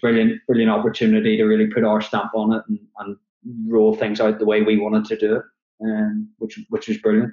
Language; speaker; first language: English; native; English